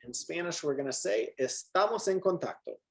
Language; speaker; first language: Spanish; non-native, fluent; English